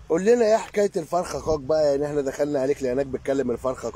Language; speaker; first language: Arabic; native; Arabic